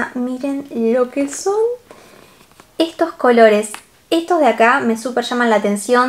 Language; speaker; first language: Spanish; native; Spanish